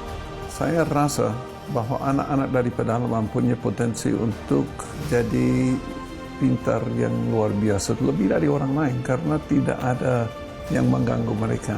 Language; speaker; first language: Indonesian; non-native, fluent; English